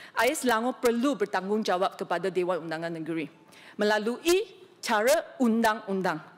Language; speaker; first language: Malay; non-native, local second language; Chinese